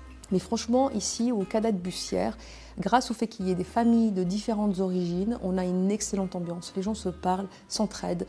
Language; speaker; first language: French; native; French